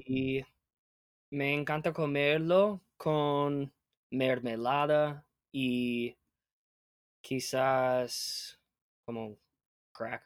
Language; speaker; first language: Spanish; non-native, fluent; English